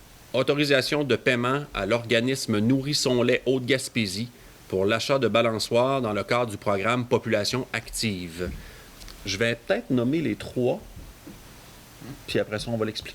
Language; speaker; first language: French; native; French